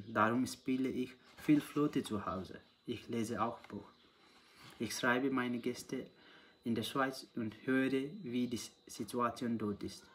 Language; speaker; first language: German; non-native, learner; Nepali